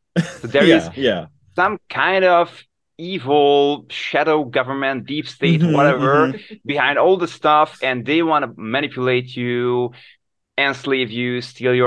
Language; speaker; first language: English; non-native, fluent; Hungarian